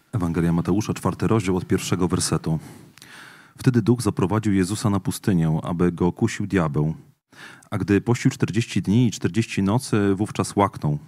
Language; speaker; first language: Polish; native; Polish